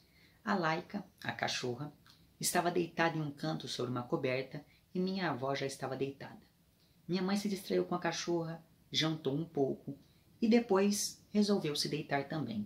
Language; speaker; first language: Portuguese; native; Portuguese